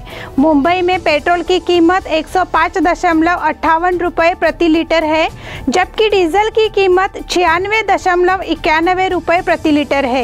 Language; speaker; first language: Hindi; non-native, local second language; Marathi